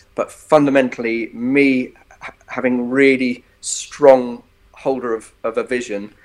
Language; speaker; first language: English; native; English